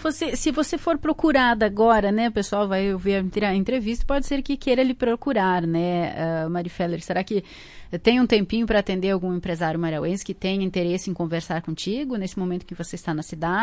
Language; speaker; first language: Portuguese; native; Portuguese